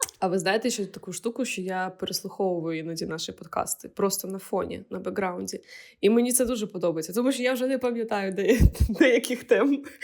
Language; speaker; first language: Ukrainian; non-native, local second language; Russian